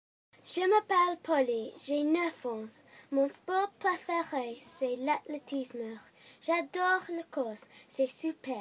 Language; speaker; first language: French; non-native, learner; English